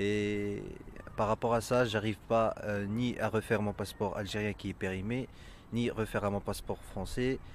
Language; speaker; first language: French; non-native, local second language; Arabic